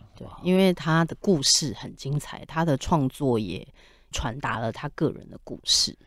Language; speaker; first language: Chinese; native; Chinese